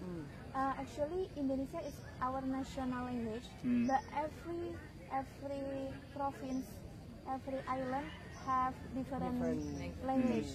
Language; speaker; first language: English; non-native, learner; Javanese